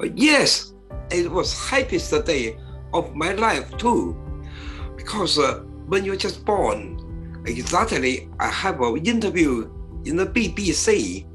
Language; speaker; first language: English; non-native, learner; Chinese